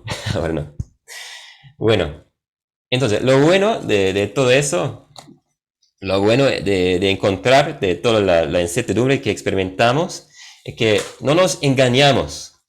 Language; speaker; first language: Spanish; non-native, fluent; English